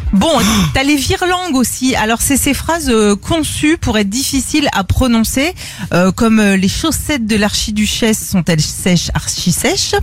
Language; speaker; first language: French; native; French